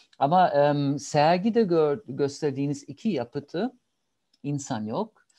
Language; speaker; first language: Turkish; non-native, fluent; German